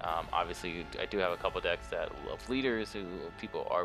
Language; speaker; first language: English; native; English